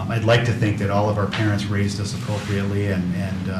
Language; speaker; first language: English; native; English